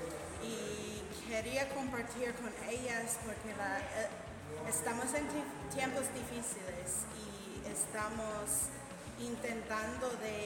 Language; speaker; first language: Spanish; non-native, learner; English